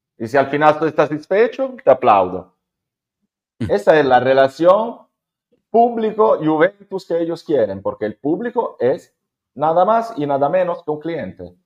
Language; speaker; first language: Spanish; non-native, fluent; Italian